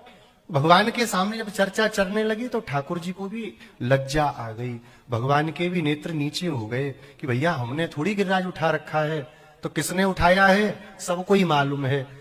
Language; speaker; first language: Hindi; native; Hindi